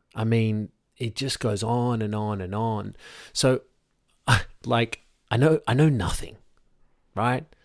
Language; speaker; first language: English; native; English